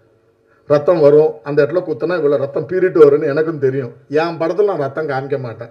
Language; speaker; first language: Tamil; native; Tamil